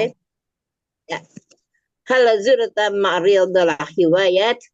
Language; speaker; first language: Arabic; non-native, learner; Indonesian